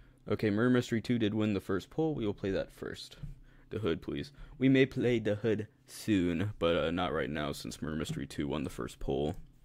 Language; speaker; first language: English; native; English